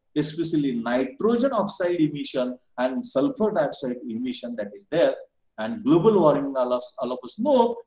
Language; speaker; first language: English; non-native, local second language; Marathi